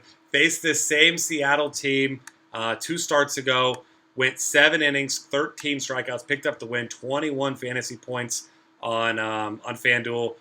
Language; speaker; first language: English; native; English